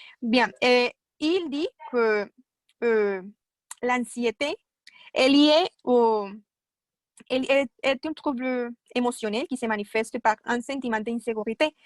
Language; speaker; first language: French; non-native, fluent; Spanish